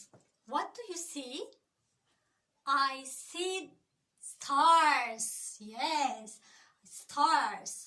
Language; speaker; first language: English; non-native, learner; Turkish